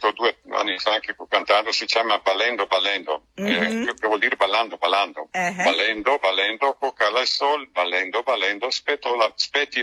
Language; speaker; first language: Italian; non-native, fluent; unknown